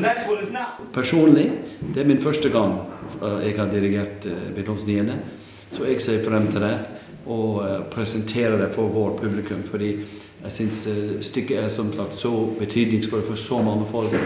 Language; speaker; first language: Norwegian; non-native, fluent; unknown